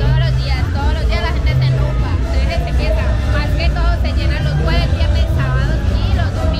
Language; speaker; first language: Spanish; native; Spanish